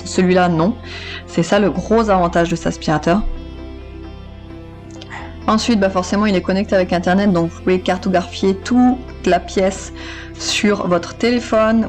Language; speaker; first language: French; native; French